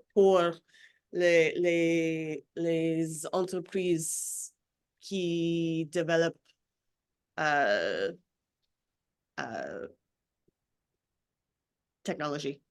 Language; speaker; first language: French; non-native, learner; English